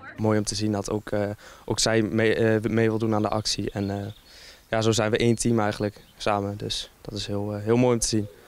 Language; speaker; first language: Dutch; native; Dutch